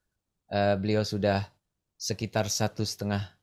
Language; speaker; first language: Indonesian; native; Indonesian